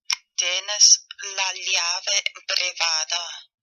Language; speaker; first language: Spanish; non-native, fluent; German